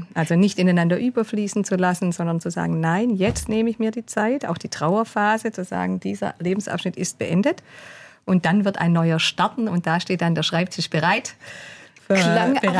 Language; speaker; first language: German; native; German